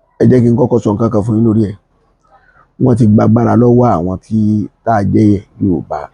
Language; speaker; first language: Yoruba; native; Yoruba